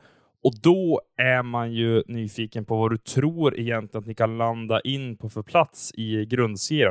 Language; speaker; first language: Swedish; native; Swedish